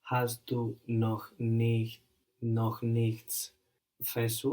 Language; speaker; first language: German; non-native, learner; English